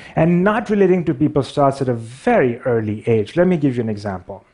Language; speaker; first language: English; non-native, local second language; Urdu